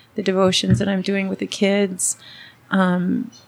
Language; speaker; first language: English; early bilingual, other home language; Spanish